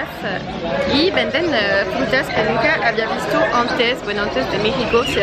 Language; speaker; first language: Spanish; non-native, fluent; French